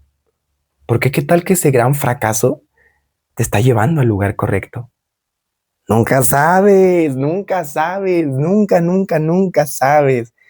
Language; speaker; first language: Spanish; native; Spanish